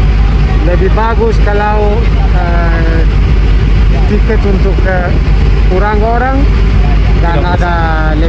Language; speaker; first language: Indonesian; non-native, learner; Italian